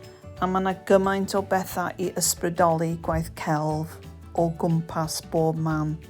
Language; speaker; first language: Welsh; non-native, local second language; English